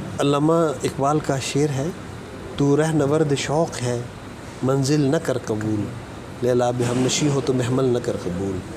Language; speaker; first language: Urdu; non-native, local second language; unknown